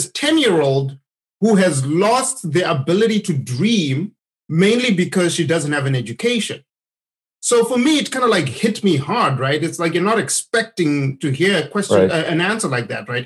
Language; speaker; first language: English; non-native, local second language; Shona